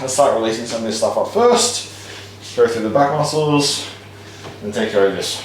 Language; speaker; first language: English; native; English